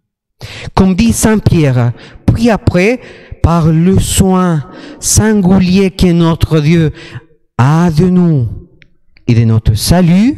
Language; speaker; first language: French; non-native, fluent; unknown